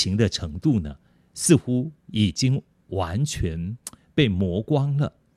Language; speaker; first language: Chinese; native; Chinese